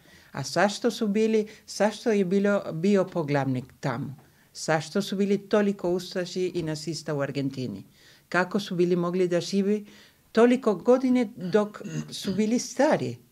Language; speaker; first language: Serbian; early bilingual, heritage; Spanish